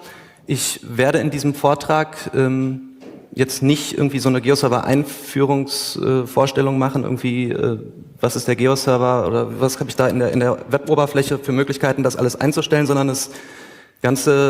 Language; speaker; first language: German; native; German